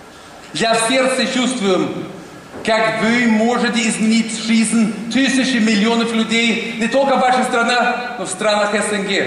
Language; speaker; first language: Russian; non-native, learner; Swedish